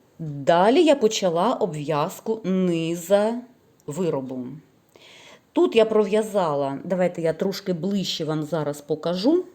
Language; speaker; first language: Ukrainian; non-native, local second language; Russian